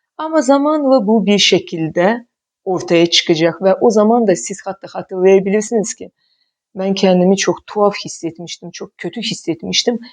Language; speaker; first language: Turkish; non-native, fluent; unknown